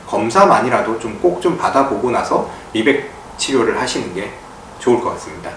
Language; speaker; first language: Korean; native; Korean